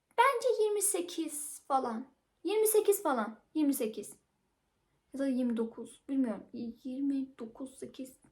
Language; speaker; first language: Turkish; non-native, fluent; Persian